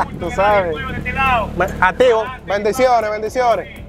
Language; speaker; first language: Spanish; native; Spanish